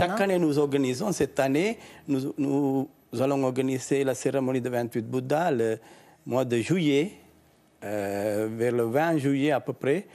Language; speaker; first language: French; non-native, learner; Sinhala